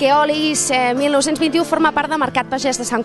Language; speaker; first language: Catalan; native; Catalan